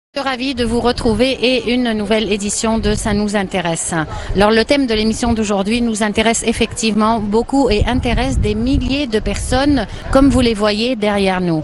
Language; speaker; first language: French; non-native, fluent; Arabic